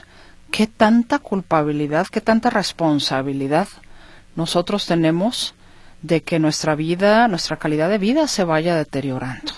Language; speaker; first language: Spanish; native; Spanish